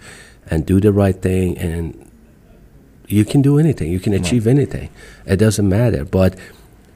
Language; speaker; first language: English; non-native, fluent; Persian